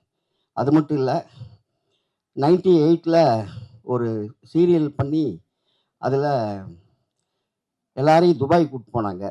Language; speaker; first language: Tamil; native; Tamil